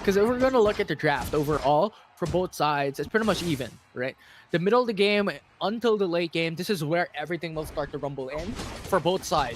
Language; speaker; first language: English; non-native, local second language; Filipino